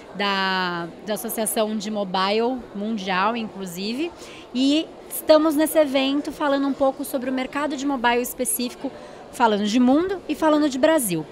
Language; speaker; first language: Portuguese; native; Portuguese